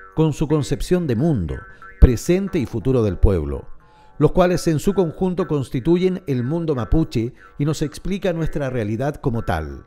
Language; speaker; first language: Spanish; native; Spanish